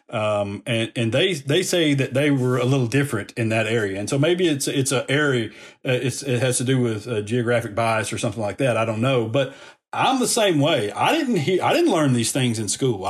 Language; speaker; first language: English; native; English